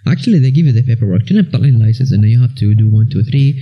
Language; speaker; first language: English; non-native, fluent; Arabic